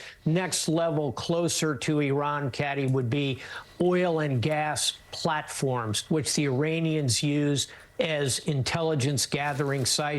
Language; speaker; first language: English; native; English